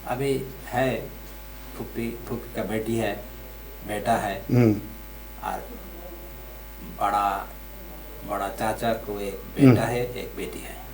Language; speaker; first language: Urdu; early bilingual, heritage; Bangla